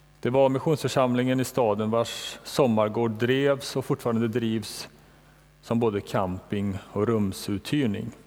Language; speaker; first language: Swedish; native; Swedish